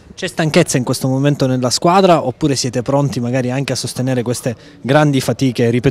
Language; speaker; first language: Italian; native; Italian